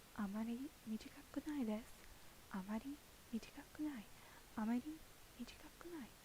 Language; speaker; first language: Japanese; non-native, learner; English